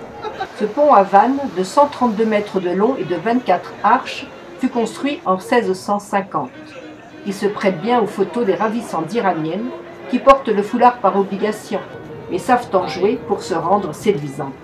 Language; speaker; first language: French; native; French